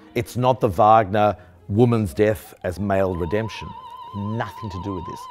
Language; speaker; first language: English; native; English